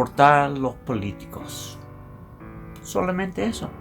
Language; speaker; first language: Spanish; non-native, learner; English